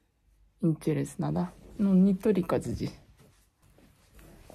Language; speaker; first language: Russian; non-native, learner; Japanese